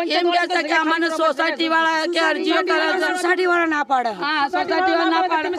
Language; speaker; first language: Gujarati; native; Gujarati